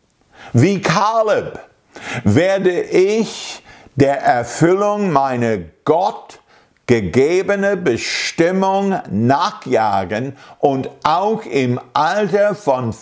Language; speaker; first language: German; non-native, fluent; English